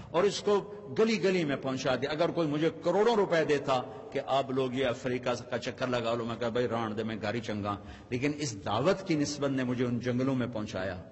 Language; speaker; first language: Urdu; non-native, local second language; Punjabi